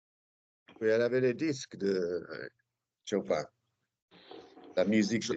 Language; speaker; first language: French; non-native, fluent; English